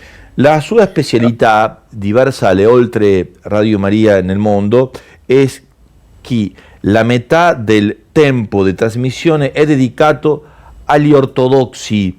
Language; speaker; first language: Italian; non-native, local second language; Spanish